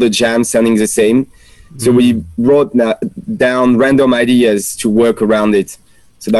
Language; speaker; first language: English; non-native, fluent; French